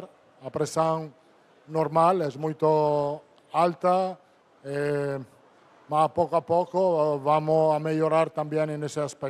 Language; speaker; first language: Portuguese; non-native, fluent; Italian